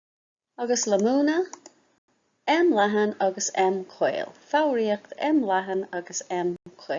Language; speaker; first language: Irish; non-native, local second language; English